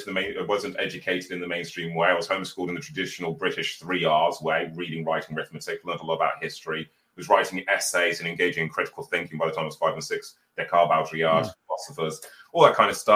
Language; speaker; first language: English; native; English